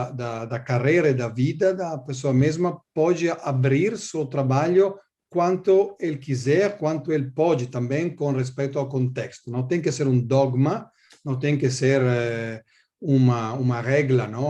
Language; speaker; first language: Portuguese; non-native, learner; Italian